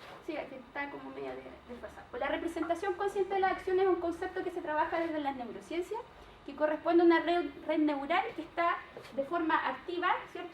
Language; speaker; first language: Spanish; native; Spanish